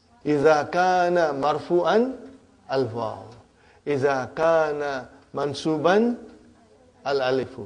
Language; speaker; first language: Arabic; non-native, fluent; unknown